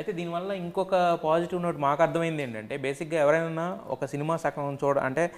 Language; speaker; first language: Telugu; native; Telugu